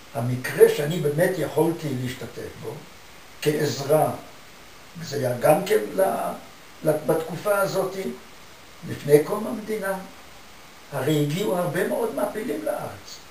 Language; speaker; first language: Hebrew; native; Hebrew